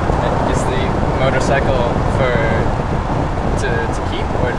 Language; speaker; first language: English; native; English